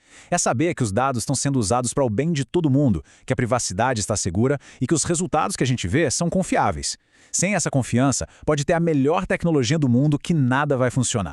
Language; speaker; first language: Portuguese; native; Portuguese